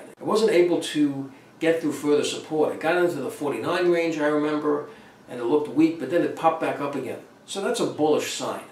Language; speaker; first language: English; native; English